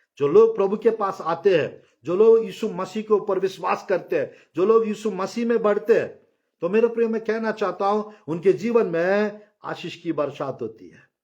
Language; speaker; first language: Hindi; non-native, local second language; Telugu